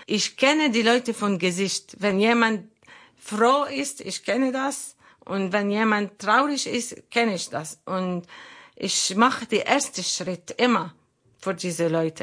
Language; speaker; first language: German; non-native, learner; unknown